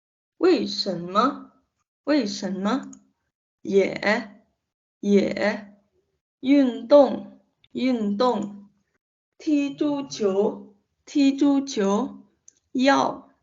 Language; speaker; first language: Chinese; non-native, fluent; Indonesian